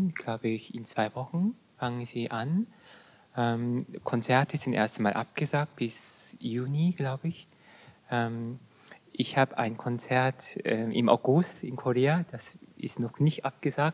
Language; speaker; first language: German; non-native, fluent; Korean